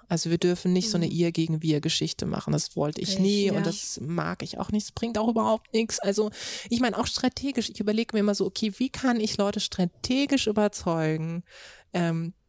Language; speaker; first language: German; native; German